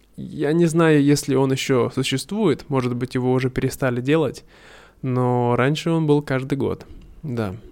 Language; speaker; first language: Russian; native; Russian